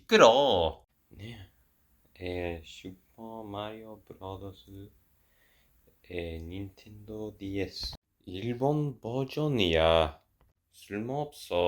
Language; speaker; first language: Korean; non-native, learner; Spanish